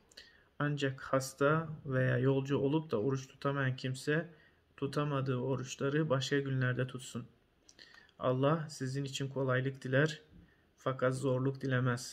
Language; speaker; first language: Turkish; native; Turkish